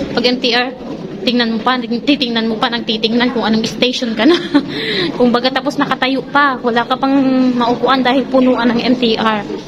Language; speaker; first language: Filipino; native; Filipino